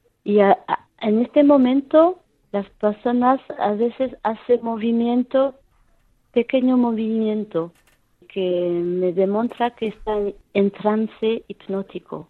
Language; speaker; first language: Spanish; non-native, fluent; French